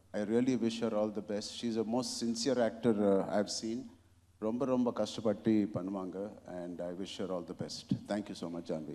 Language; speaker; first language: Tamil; non-native, local second language; Telugu